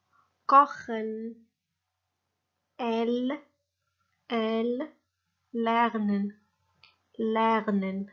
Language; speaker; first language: German; non-native, fluent; Arabic